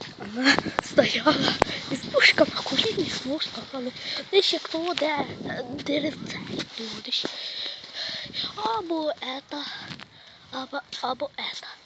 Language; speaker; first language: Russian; non-native, local second language; Ukrainian